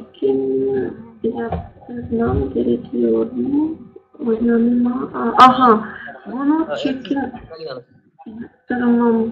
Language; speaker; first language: Turkish; non-native, learner; Russian